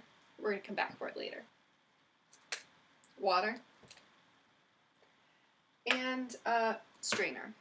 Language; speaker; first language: English; native; English